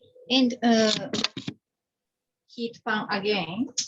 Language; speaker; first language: English; non-native, learner; Japanese